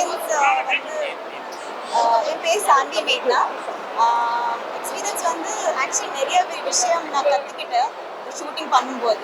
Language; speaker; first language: Tamil; non-native, learner; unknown